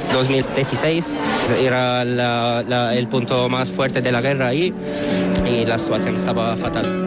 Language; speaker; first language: Spanish; non-native, fluent; Arabic